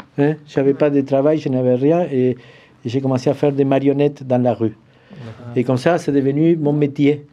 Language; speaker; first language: French; non-native, fluent; Spanish